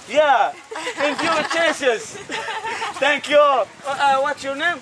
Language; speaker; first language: English; non-native, learner; Arabic